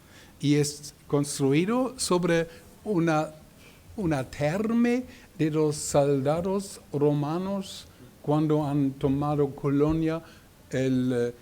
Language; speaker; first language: Spanish; non-native, learner; German